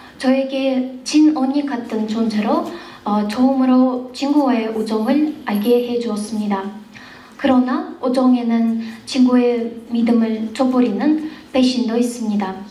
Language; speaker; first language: Korean; non-native, fluent; Kazakh